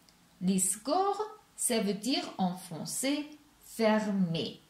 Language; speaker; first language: French; non-native, fluent; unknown